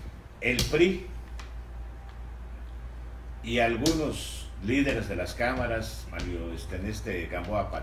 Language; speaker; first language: Spanish; native; Spanish